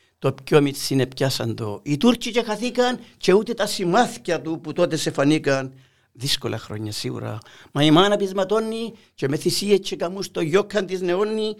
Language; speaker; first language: Greek; native; Greek